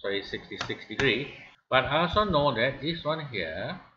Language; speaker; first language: English; non-native, local second language; Malay